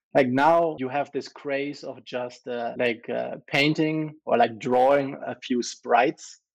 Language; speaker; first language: English; non-native, fluent; German